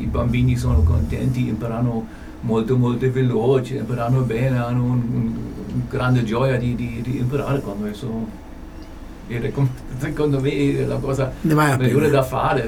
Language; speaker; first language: Italian; non-native, fluent; German